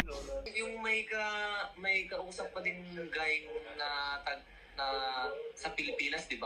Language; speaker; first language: Filipino; non-native, local second language; Iloko